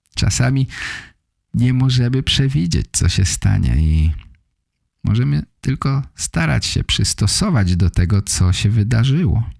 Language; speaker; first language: Polish; native; Polish